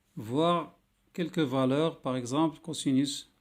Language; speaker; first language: French; non-native, local second language; Arabic